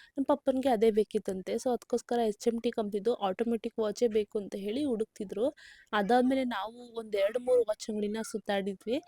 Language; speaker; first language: Kannada; native; Kannada